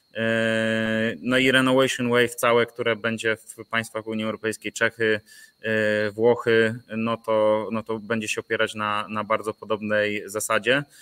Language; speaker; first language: Polish; native; Polish